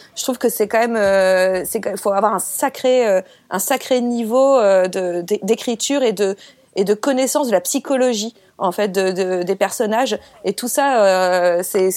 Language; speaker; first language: French; native; French